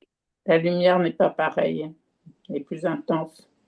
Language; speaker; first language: French; native; French